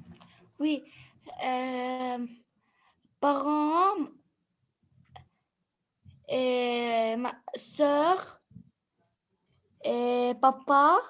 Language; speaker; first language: French; non-native, learner; Arabic